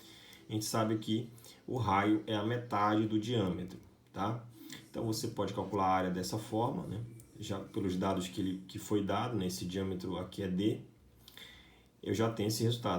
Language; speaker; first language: Portuguese; native; Portuguese